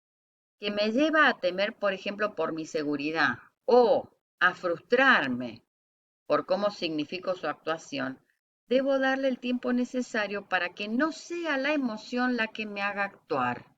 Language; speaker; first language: Spanish; native; Spanish